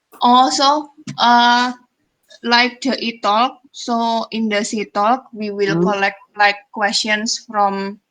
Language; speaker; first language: English; non-native, fluent; Indonesian